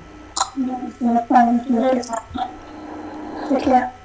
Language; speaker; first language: French; non-native, learner; Arabic